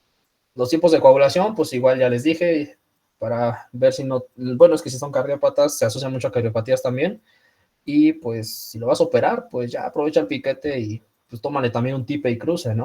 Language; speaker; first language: Spanish; native; Spanish